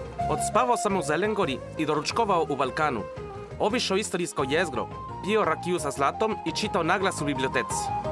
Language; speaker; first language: Croatian; non-native, fluent; Spanish